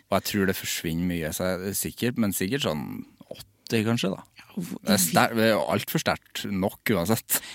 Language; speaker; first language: Norwegian; native; Norwegian